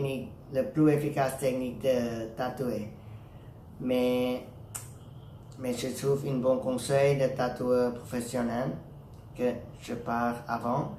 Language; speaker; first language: French; non-native, learner; Thai